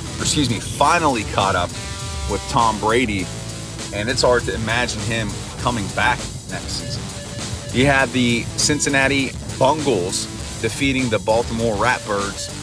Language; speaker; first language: English; native; English